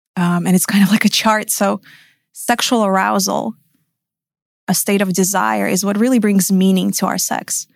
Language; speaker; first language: English; non-native, fluent; Russian